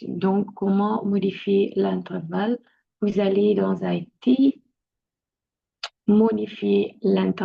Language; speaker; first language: French; non-native, local second language; Dutch